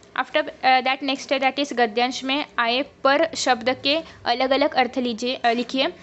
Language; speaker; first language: Hindi; non-native, local second language; Marathi